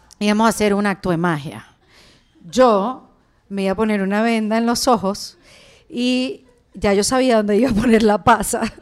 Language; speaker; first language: Spanish; native; Spanish